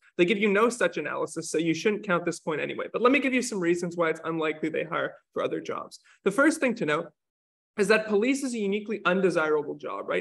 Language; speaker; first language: English; native; English